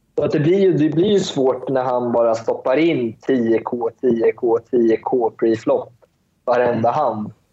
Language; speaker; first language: Swedish; early bilingual, other home language; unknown